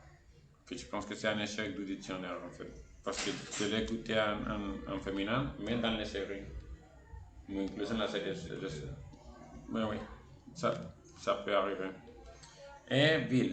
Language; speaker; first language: French; non-native, fluent; Spanish